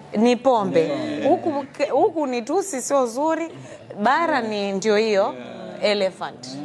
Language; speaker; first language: Swahili; native; Swahili